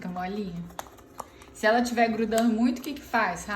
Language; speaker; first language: Portuguese; native; Portuguese